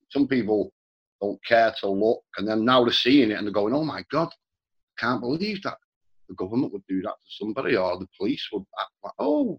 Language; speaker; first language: English; native; English